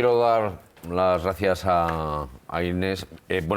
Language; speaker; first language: Spanish; native; Spanish